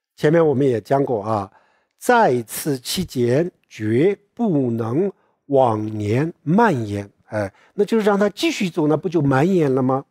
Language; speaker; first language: Chinese; non-native, local second language; Tibetan